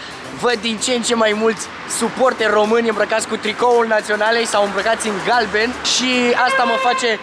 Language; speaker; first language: Romanian; native; Romanian